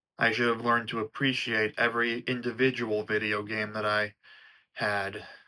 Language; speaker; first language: English; native; English